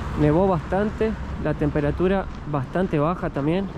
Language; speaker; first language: Spanish; native; Spanish